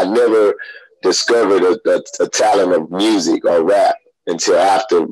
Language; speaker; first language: English; native; English